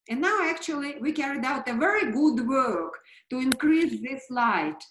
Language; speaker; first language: English; non-native, fluent; Russian